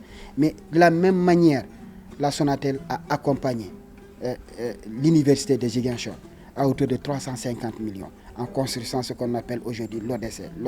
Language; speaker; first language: French; non-native, local second language; Wolof